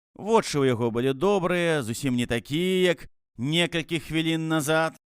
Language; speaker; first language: Belarusian; native; Belarusian